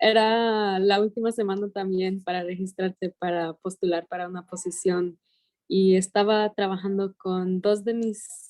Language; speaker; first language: Spanish; early bilingual, heritage; Spanish